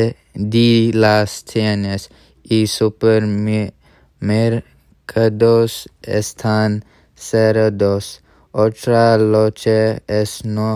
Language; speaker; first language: Spanish; non-native, learner; English